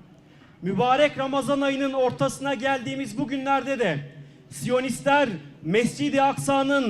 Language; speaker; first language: Turkish; native; Turkish